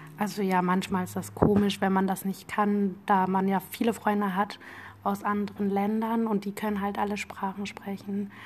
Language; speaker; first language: German; early bilingual, other home language; Amharic